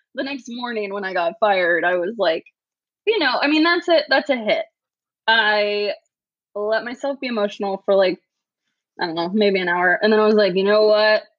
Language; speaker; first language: English; native; English